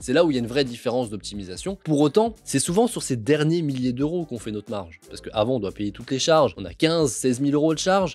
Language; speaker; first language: French; native; French